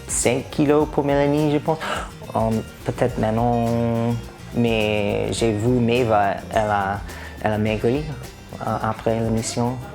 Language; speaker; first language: French; non-native, learner; English